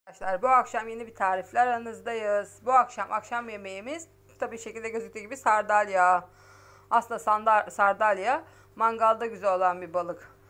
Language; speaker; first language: Turkish; native; Turkish